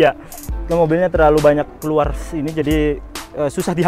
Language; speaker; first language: Indonesian; native; Indonesian